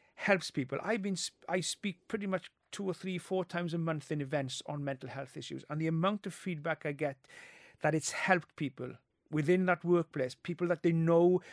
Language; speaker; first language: English; non-native, local second language; Welsh